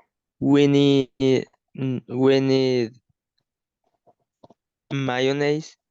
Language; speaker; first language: English; non-native, learner; Spanish